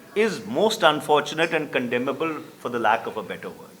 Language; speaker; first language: English; non-native, local second language; Hindi